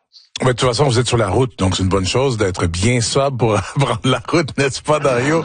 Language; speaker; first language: French; native; French